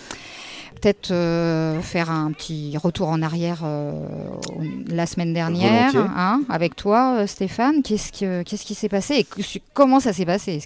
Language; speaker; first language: French; native; French